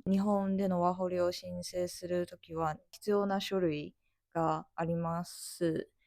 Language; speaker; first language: Japanese; non-native, fluent; Chinese